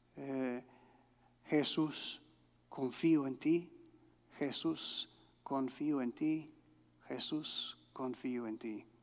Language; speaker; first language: Spanish; non-native, fluent; English